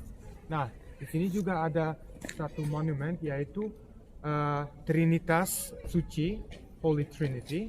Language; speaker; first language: Indonesian; non-native, fluent; Serbian